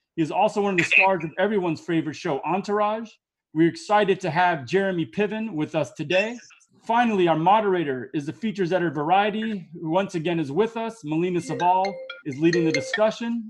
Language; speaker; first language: English; native; English